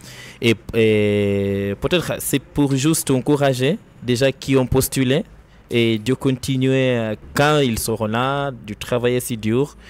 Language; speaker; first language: French; non-native, learner; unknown